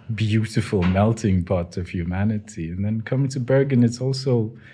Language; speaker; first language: English; non-native, local second language; Tswana